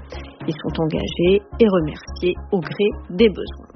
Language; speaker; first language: French; native; French